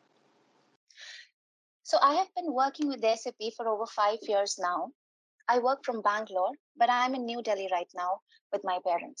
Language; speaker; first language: English; non-native, local second language; Hindi